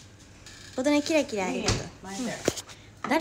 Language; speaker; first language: Japanese; native; Japanese